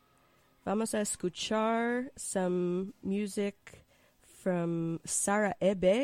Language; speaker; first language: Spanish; non-native, learner; English